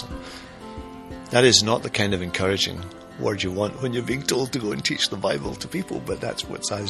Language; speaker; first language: English; native; English